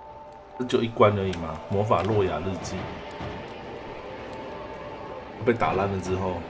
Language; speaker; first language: Chinese; native; Chinese